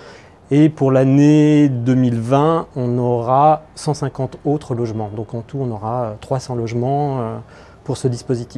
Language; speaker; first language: French; native; French